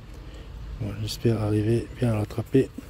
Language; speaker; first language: French; native; French